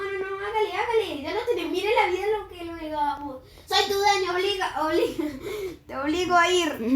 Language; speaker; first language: Spanish; native; Spanish